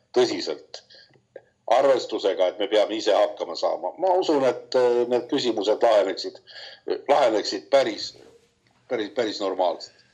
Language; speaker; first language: Estonian; native; Estonian